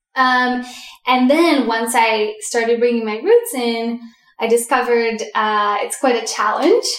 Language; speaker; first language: English; early bilingual, other home language; Russian